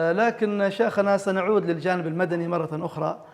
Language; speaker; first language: Arabic; native; Arabic